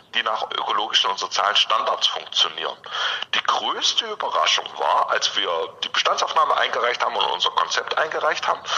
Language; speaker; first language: German; native; German